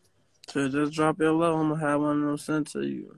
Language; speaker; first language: English; native; English